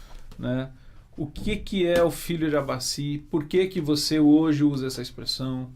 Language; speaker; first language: Portuguese; native; Portuguese